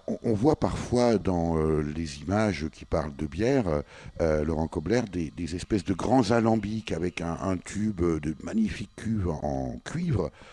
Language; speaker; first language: French; native; French